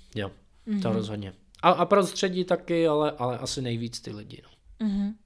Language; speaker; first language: Czech; non-native, fluent; English